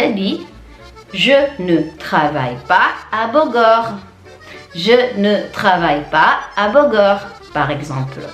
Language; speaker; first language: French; non-native, fluent; Indonesian